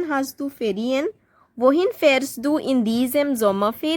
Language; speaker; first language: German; non-native, learner; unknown